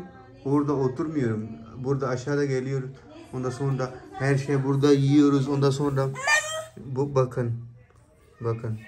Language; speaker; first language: Turkish; non-native, learner; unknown